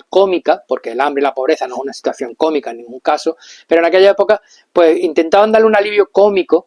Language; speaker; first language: Spanish; native; Spanish